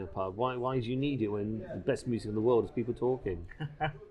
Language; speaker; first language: English; native; English